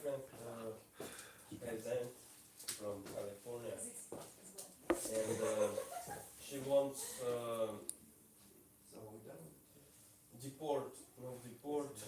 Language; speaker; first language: English; non-native, learner; Russian